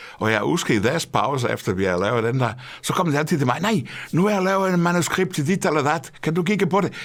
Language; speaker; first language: Danish; non-native, fluent; Portuguese